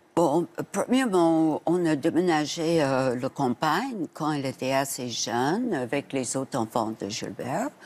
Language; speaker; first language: French; non-native, fluent; English